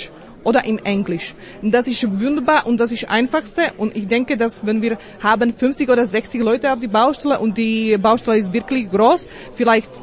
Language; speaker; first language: German; non-native, learner; Slovak